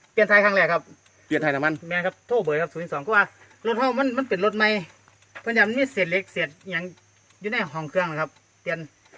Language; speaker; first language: Thai; non-native, local second language; Northeastern Thai